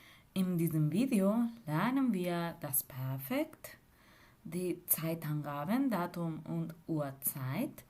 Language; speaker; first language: German; non-native, fluent; Spanish